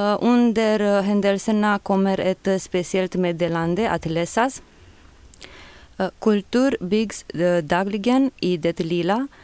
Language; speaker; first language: Swedish; non-native, fluent; Romanian